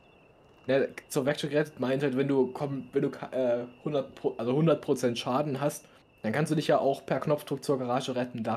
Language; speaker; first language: German; native; German